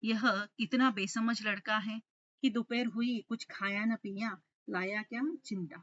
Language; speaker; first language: Hindi; non-native, local second language; Telugu